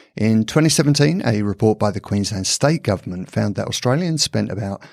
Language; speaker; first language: English; native; English